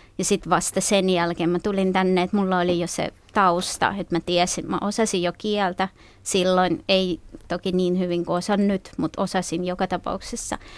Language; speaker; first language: Finnish; non-native, fluent; Russian